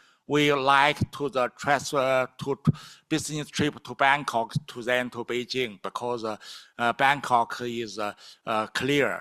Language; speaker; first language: English; non-native, learner; Chinese